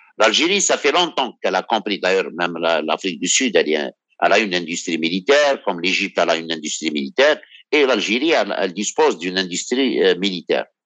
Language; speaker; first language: French; non-native, local second language; Arabic